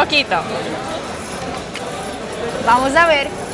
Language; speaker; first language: Spanish; non-native, fluent; Russian